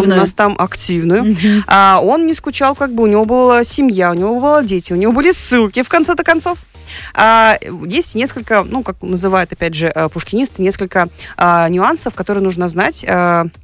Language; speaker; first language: Russian; native; Russian